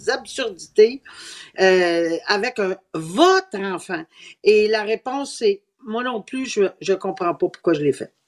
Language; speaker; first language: French; native; French